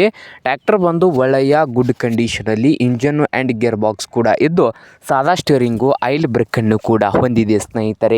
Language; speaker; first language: Kannada; native; Kannada